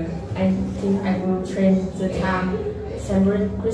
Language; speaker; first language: English; non-native, learner; Vietnamese